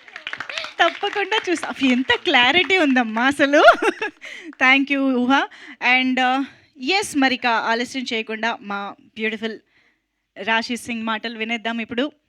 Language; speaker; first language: Telugu; native; Telugu